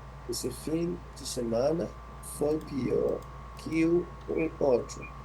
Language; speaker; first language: Portuguese; non-native, learner; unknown